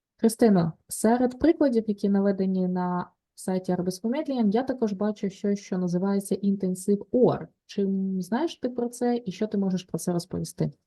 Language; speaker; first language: Ukrainian; native; Ukrainian